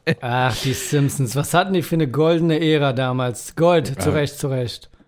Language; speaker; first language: German; early bilingual, other home language; Persian